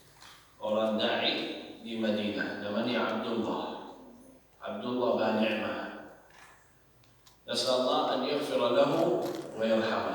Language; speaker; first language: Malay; non-native, learner; Arabic